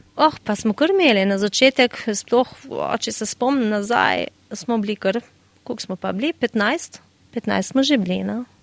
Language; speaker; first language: Slovenian; early bilingual, heritage; Slovenian